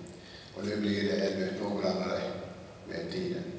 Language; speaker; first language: Swedish; non-native, local second language; Finnish